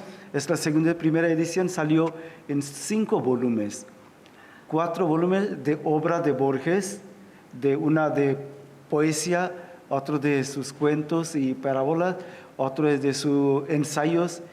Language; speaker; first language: Spanish; non-native, fluent; Bangla